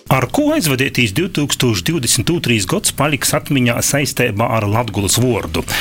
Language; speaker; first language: Latvian; native; Latvian